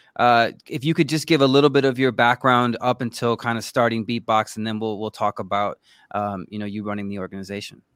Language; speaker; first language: English; native; English